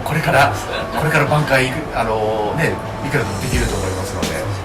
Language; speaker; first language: Japanese; native; Japanese